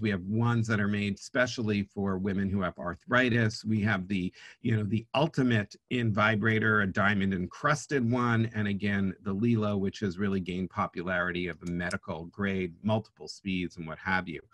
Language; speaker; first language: English; native; English